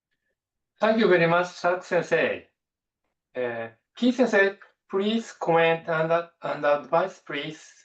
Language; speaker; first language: English; non-native, fluent; Japanese